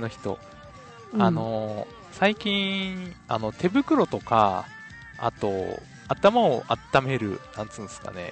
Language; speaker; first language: Japanese; native; Japanese